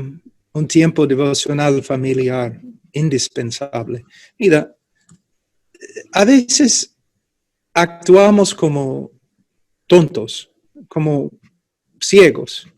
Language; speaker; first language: Spanish; non-native, fluent; English